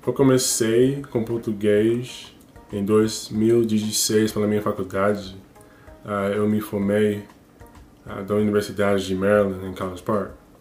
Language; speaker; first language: Portuguese; non-native, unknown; English